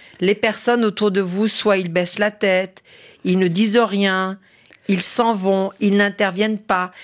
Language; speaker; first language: French; native; French